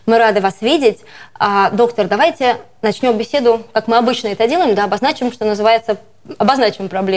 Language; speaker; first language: Russian; native; Russian